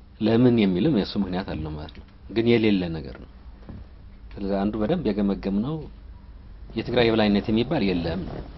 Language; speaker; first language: Amharic; non-native, local second language; Tigrinya